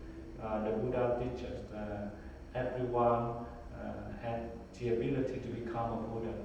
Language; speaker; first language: English; non-native, learner; Vietnamese